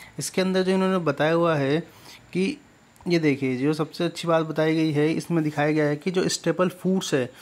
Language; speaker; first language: Hindi; native; Hindi